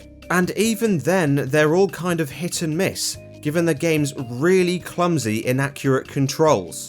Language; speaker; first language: English; native; English